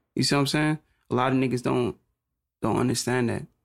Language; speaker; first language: English; native; English